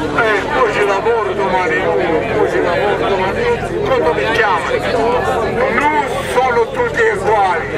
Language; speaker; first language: Italian; non-native, learner; Romanian